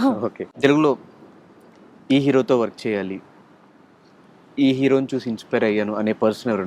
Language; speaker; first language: Telugu; native; Telugu